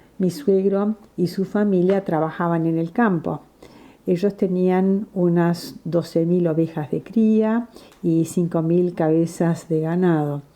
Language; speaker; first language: Spanish; non-native, fluent; English